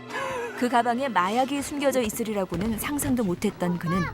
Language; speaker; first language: Korean; native; Korean